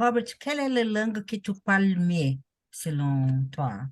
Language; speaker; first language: French; non-native, learner; Portuguese